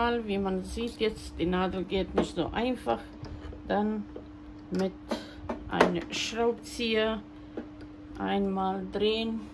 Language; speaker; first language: German; non-native, fluent; Croatian